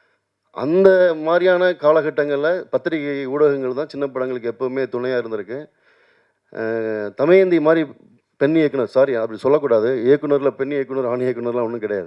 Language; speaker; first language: Tamil; native; Tamil